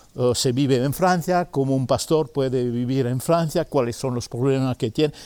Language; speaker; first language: Spanish; non-native, fluent; French